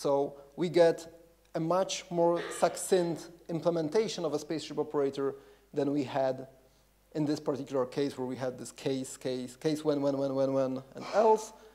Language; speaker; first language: English; non-native, fluent; Polish